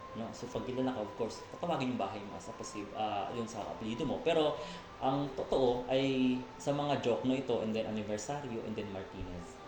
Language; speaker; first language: Filipino; native; Filipino